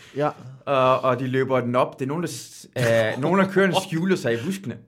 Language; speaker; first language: Danish; non-native, fluent; Persian